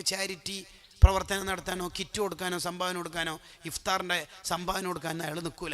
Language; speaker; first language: Malayalam; native; Malayalam